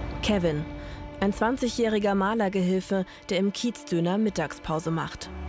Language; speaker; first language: German; native; German